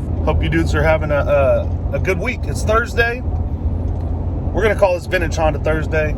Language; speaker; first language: English; native; English